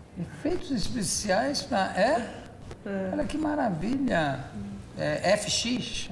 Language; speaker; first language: Portuguese; native; Portuguese